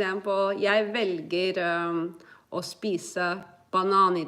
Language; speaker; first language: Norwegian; non-native, fluent; English